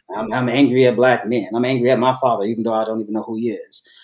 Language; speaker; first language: English; native; English